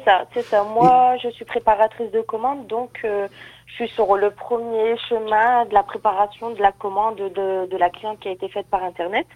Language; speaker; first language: French; native; French